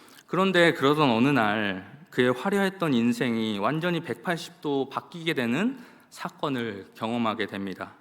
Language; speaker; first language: Korean; native; Korean